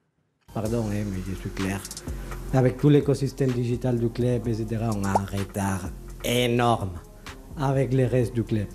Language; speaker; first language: French; native; French